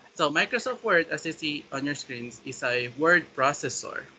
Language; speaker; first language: English; non-native, local second language; Filipino